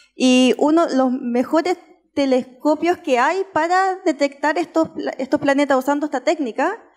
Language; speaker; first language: Spanish; native; Spanish